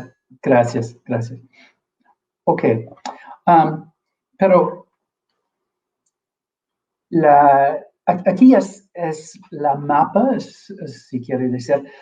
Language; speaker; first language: Spanish; non-native, fluent; English